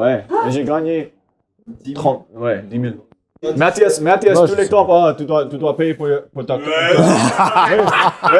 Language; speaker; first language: French; non-native, learner; English